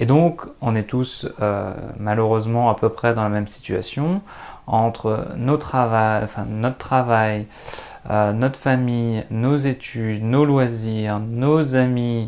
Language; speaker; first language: French; native; French